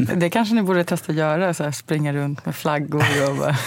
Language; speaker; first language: Swedish; native; Swedish